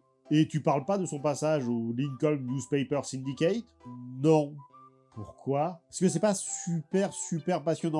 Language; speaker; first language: French; native; French